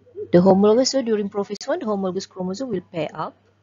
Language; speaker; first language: English; non-native, local second language; Malay